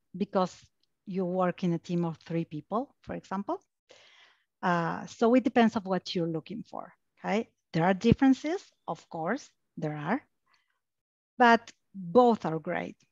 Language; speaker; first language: English; non-native, fluent; Spanish